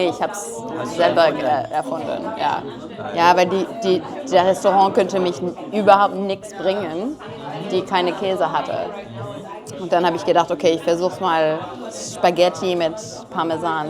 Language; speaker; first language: German; non-native, fluent; French